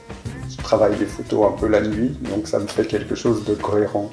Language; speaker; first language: French; native; French